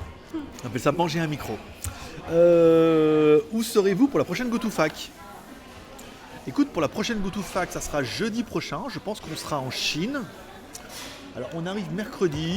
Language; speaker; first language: French; native; French